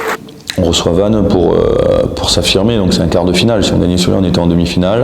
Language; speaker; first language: French; native; French